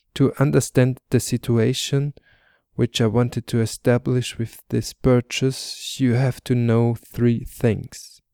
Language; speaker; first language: English; non-native, fluent; German